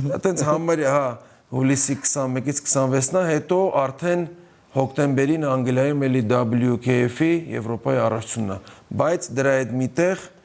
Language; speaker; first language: Armenian; early bilingual, heritage; Armenian